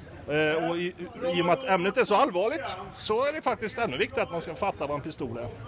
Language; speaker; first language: Swedish; native; Swedish